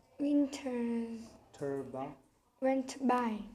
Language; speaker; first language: English; non-native, learner; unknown